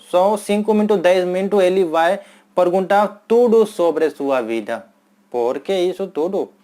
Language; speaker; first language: Portuguese; non-native, fluent; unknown